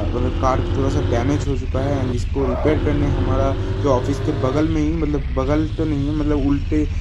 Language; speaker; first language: Hindi; non-native, local second language; Bangla